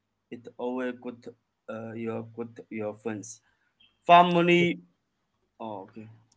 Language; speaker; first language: English; non-native, learner; Chinese